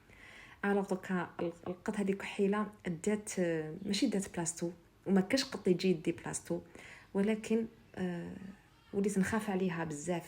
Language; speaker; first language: Arabic; native; Arabic